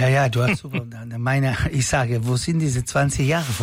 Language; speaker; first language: German; non-native, learner; Italian